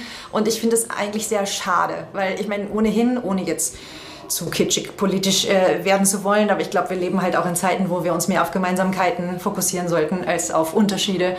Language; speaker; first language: German; native; German